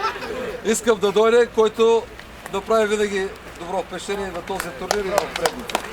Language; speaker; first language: Bulgarian; native; Bulgarian